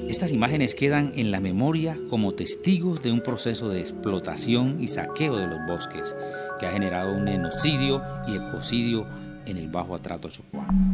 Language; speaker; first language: Spanish; native; Spanish